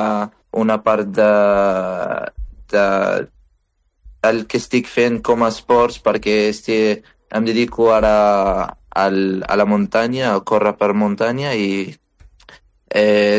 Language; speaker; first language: Catalan; non-native, fluent; Arabic